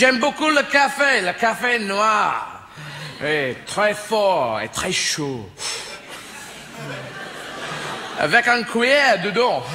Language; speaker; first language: French; non-native, fluent; English